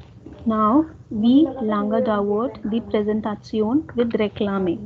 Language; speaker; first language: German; non-native, fluent; Hindi